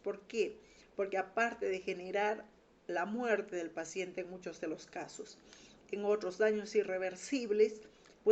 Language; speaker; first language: Spanish; native; Spanish